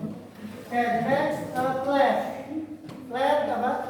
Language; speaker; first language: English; non-native, fluent; Indonesian